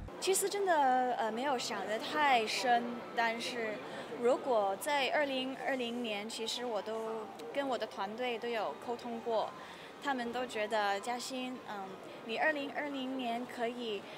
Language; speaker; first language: Chinese; early bilingual, heritage; Cantonese